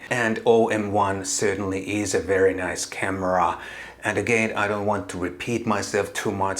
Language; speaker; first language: English; non-native, fluent; Finnish